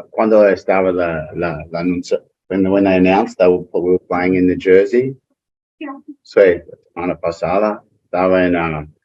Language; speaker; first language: Spanish; non-native, learner; English